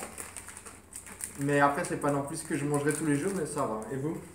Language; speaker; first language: French; native; French